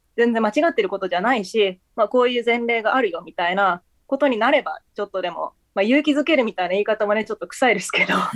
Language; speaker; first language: Japanese; early bilingual, heritage; Japanese